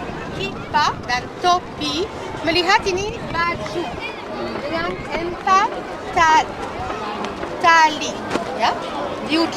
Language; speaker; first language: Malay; non-native, fluent; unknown